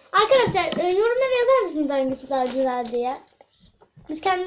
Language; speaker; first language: Turkish; native; Turkish